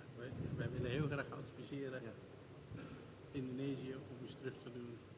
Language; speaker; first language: Dutch; early bilingual, other home language; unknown